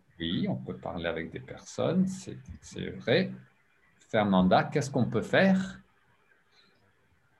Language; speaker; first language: French; non-native, fluent; English